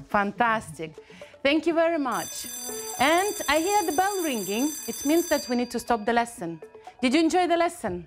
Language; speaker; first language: English; non-native, fluent; Ukrainian